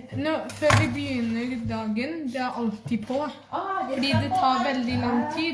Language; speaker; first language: Norwegian; non-native, local second language; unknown